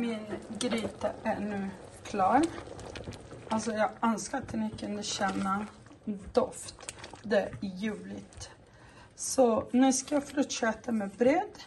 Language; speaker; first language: Swedish; non-native, learner; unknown